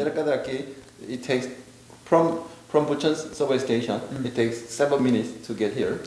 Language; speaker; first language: English; non-native, learner; Korean